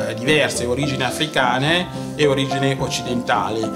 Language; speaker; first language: Italian; non-native, fluent; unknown